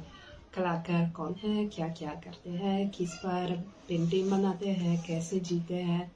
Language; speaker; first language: Hindi; non-native, fluent; Italian